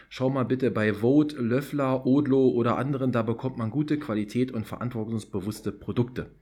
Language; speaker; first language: German; native; German